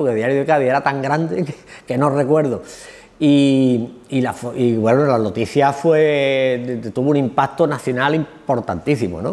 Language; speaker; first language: Spanish; native; Spanish